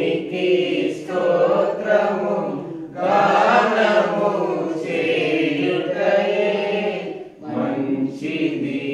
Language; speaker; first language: Telugu; native; Telugu